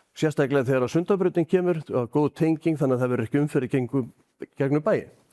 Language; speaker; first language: Icelandic; native; Icelandic